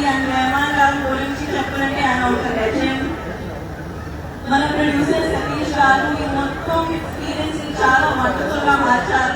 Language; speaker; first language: Telugu; non-native, learner; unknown